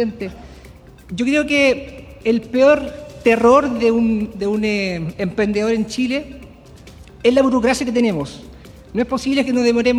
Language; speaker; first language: Spanish; native; Spanish